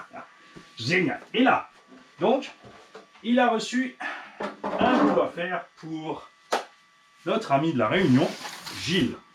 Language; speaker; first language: French; native; French